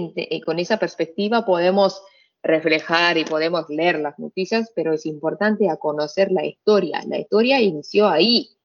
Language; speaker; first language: Spanish; non-native, fluent; Arabic